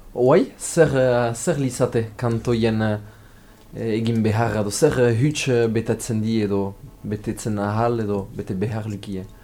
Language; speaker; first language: Basque; native; Basque